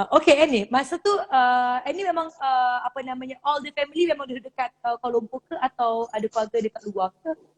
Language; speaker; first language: Malay; native; Malay